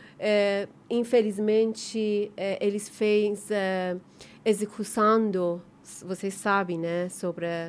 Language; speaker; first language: Portuguese; non-native, learner; Persian